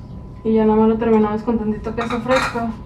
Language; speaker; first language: Spanish; early bilingual, other home language; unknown